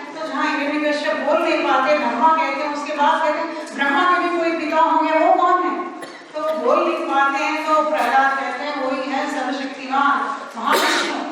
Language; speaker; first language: Hindi; non-native, local second language; Telugu